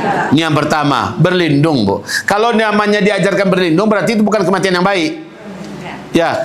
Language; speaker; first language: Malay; non-native, local second language; Minangkabau